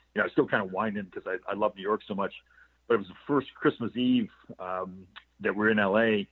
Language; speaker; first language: English; native; English